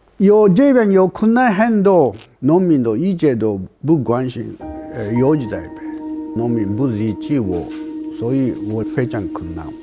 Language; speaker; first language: Chinese; non-native, learner; Japanese